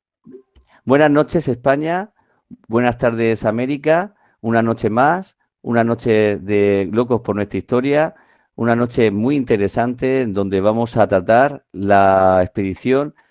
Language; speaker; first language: Spanish; native; Spanish